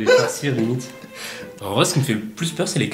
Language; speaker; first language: French; native; French